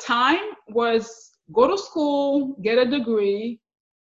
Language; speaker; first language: English; non-native, fluent; Haitian Creole